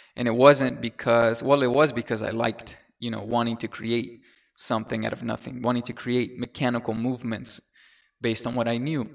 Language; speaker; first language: English; early bilingual, other home language; Spanish